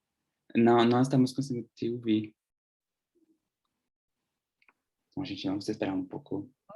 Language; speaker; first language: Portuguese; non-native, fluent; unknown